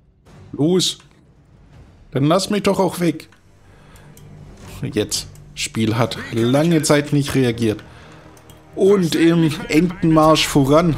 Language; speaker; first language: German; native; German